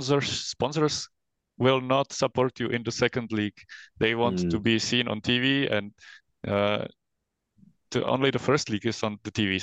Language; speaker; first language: English; non-native, fluent; Czech